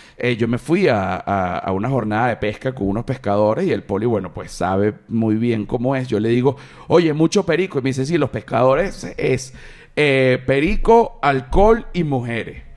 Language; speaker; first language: Spanish; native; Spanish